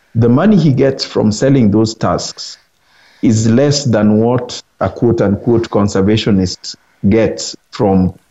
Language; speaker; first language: English; non-native, local second language; Luo (Kenya and Tanzania)